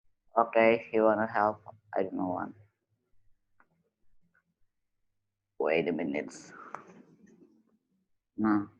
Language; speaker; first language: English; non-native, learner; Indonesian